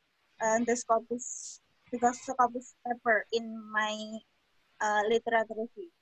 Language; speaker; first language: English; non-native, learner; Indonesian